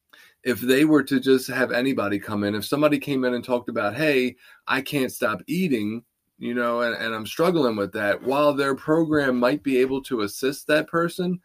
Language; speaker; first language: English; native; English